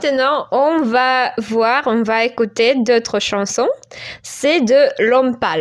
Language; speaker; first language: French; non-native, fluent; Russian